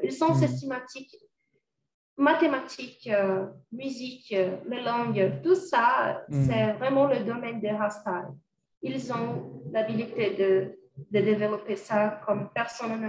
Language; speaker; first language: French; non-native, fluent; Portuguese